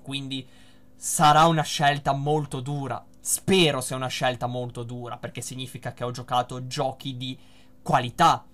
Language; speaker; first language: Italian; native; Italian